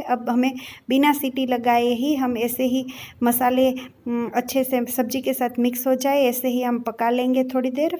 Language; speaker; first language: Hindi; non-native, local second language; Gujarati